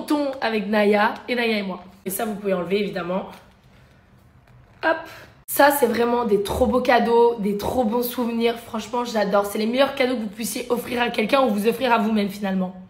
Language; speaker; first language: French; native; French